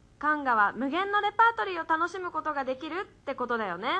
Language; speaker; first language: Japanese; native; Japanese